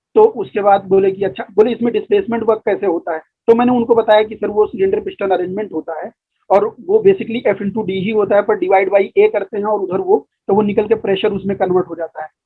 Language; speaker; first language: Hindi; native; Hindi